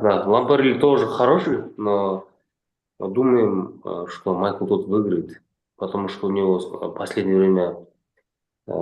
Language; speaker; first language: Russian; non-native, local second language; Kazakh